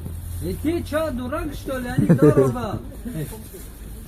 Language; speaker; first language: Russian; non-native, learner; Tajik